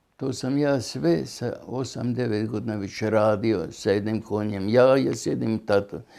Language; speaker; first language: Bosnian; non-native, local second language; German